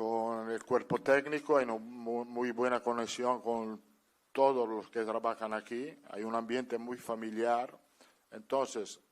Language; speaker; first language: Spanish; non-native, fluent; Italian